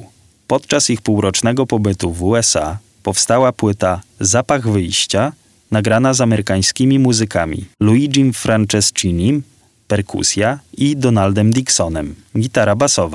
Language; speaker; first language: Polish; native; Polish